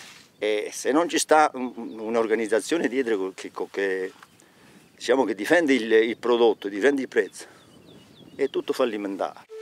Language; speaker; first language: Italian; native; Italian